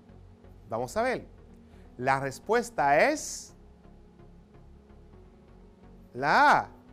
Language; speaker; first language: Spanish; non-native, fluent; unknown